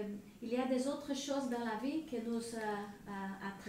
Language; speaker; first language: French; non-native, learner; Spanish